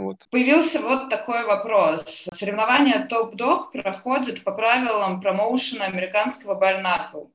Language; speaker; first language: Russian; native; Russian